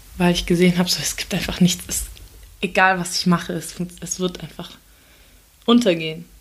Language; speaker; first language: German; early bilingual, other home language; Turkish